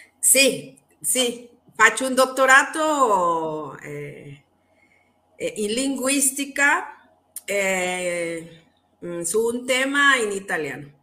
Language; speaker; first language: Italian; non-native, fluent; Spanish